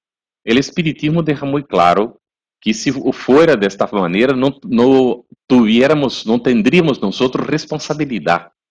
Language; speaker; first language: Spanish; non-native, fluent; Portuguese